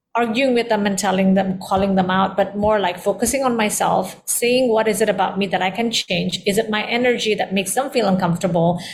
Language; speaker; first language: English; early bilingual, heritage; Indonesian